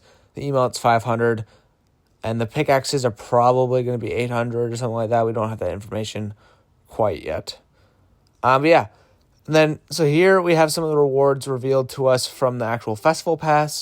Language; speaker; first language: English; native; English